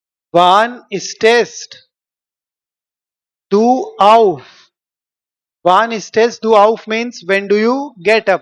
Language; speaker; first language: German; non-native, learner; Hindi